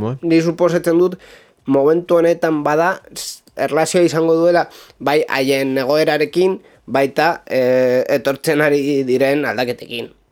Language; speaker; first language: Basque; non-native, local second language; Spanish